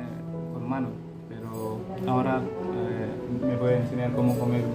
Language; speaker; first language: Spanish; non-native, learner; Hindi